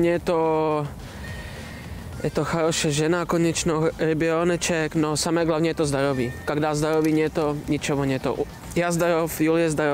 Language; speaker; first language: Russian; non-native, learner; Czech